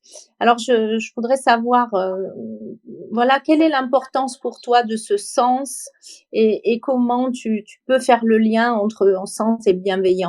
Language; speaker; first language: French; native; French